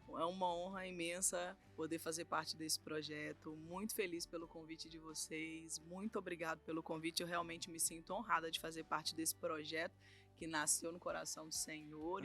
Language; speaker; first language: Portuguese; native; Portuguese